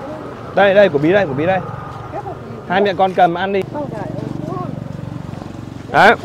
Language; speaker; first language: Vietnamese; native; Vietnamese